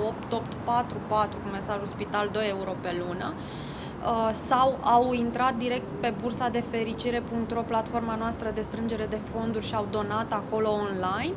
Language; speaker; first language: Romanian; native; Romanian